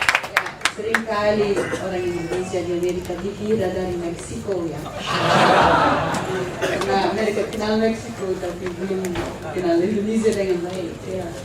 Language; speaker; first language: Indonesian; non-native, fluent; Dutch